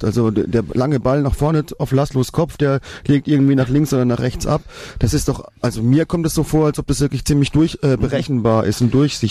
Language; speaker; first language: German; native; German